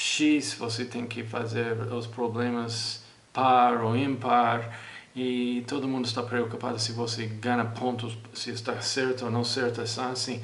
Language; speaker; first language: Portuguese; non-native, fluent; English